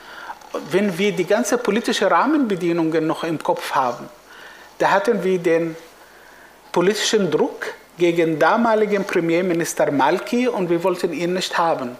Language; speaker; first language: German; non-native, fluent; Arabic